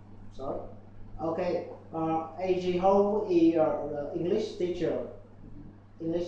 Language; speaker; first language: English; non-native, learner; Vietnamese